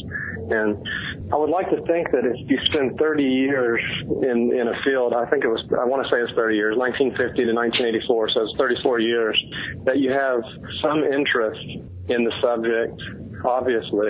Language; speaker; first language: English; native; English